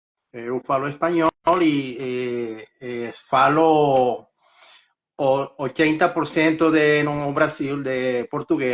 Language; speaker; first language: Portuguese; non-native, learner; Spanish